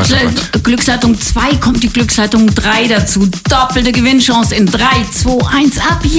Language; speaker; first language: German; native; German